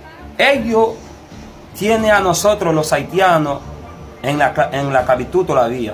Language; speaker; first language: Spanish; non-native, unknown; Haitian Creole